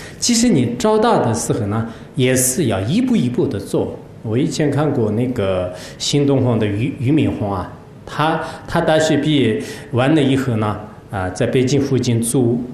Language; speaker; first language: Chinese; non-native, local second language; Tibetan